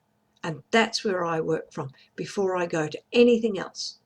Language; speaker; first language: English; native; English